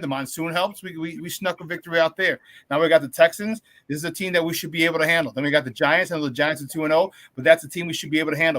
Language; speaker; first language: English; native; English